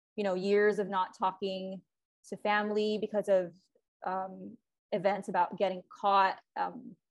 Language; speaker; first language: English; non-native, local second language; Filipino